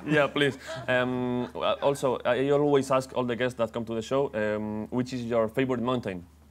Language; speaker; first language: English; non-native, fluent; Spanish